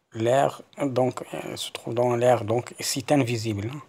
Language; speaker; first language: French; non-native, local second language; Arabic